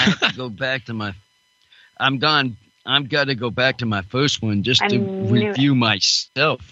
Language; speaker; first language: English; non-native, fluent; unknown